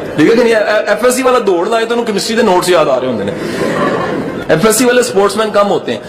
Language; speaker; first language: Urdu; non-native, local second language; Punjabi